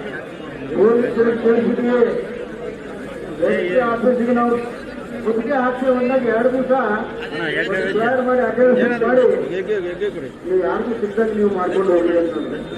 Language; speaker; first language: Kannada; native; Kannada